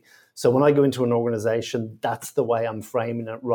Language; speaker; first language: English; native; English